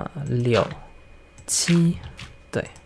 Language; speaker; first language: Chinese; non-native, learner; English